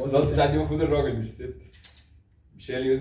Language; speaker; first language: Arabic; native; Arabic